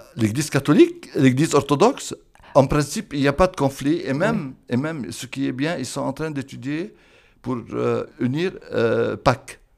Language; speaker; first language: French; non-native, local second language; Arabic